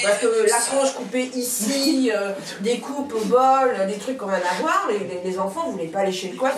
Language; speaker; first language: French; native; French